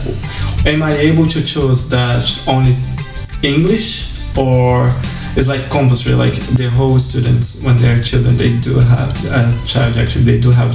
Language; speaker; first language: English; non-native, fluent; Portuguese